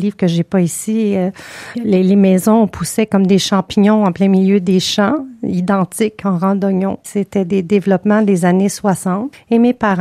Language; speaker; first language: French; native; French